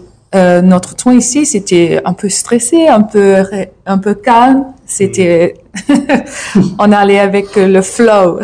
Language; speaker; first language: French; non-native, learner; English